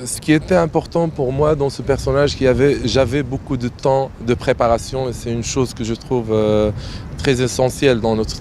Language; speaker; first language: French; non-native, local second language; Arabic